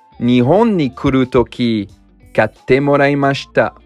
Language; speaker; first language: Japanese; non-native, learner; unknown